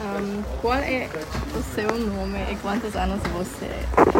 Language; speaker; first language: Portuguese; non-native, learner; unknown